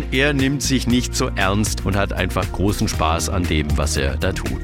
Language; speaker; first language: German; native; German